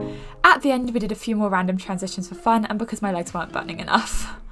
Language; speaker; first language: English; native; English